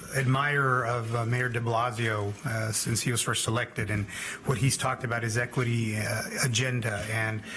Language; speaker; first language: English; early bilingual, other home language; Spanish